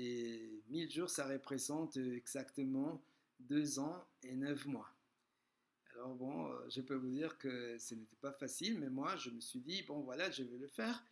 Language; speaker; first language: French; non-native, fluent; Spanish